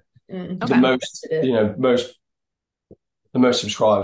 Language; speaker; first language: English; native; English